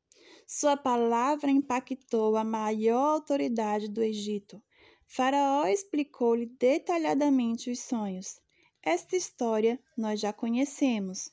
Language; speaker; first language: Portuguese; native; Portuguese